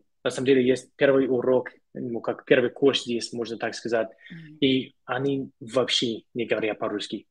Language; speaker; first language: Russian; non-native, learner; English